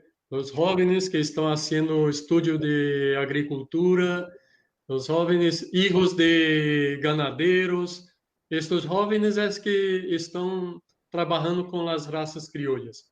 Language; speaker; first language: Spanish; non-native, learner; Portuguese